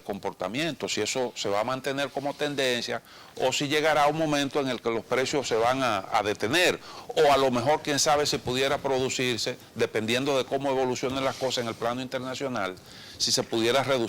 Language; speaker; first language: Spanish; native; Spanish